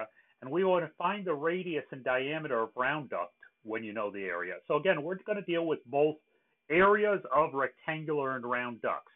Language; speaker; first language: English; native; English